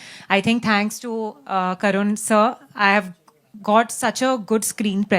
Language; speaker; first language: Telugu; non-native, learner; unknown